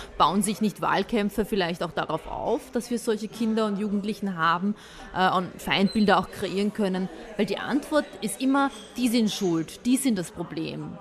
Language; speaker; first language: German; early bilingual, other home language; Bosnian